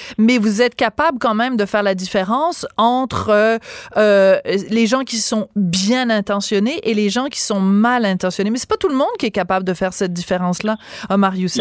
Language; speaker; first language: French; native; French